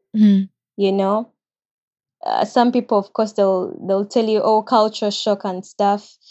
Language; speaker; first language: English; non-native, local second language; Ganda